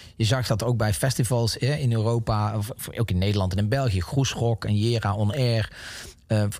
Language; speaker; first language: Dutch; native; Dutch